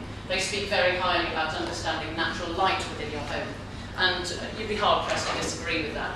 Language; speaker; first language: English; native; English